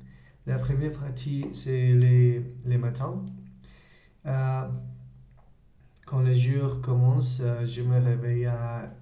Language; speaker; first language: French; non-native, learner; Spanish